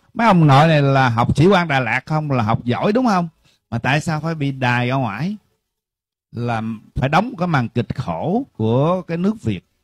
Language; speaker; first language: Vietnamese; early bilingual, heritage; Vietnamese